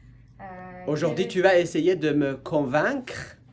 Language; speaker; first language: French; non-native, fluent; English